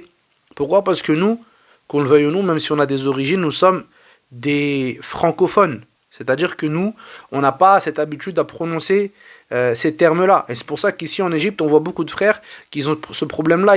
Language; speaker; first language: French; native; French